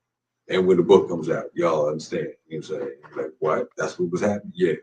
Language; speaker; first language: English; native; English